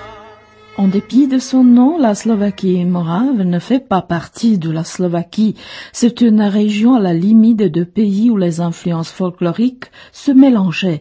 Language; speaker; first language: French; non-native, fluent; Czech